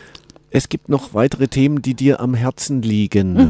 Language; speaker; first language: German; native; German